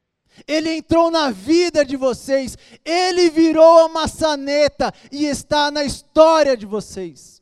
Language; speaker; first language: Portuguese; native; Portuguese